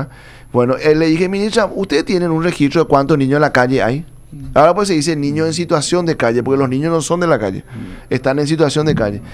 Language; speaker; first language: Spanish; native; Spanish